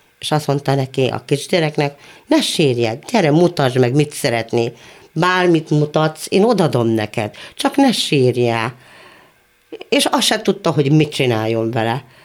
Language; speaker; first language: Hungarian; native; Hungarian